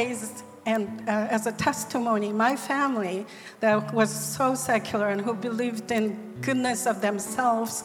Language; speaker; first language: English; non-native, fluent; Korean